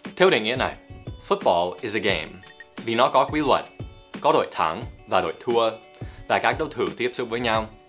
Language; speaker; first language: Vietnamese; non-native, fluent; English